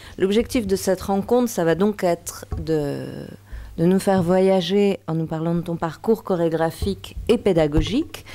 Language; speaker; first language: French; native; French